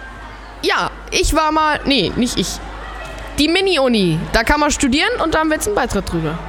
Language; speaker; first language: German; native; German